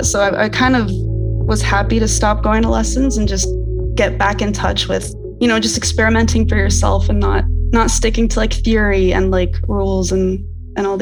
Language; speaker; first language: English; native; English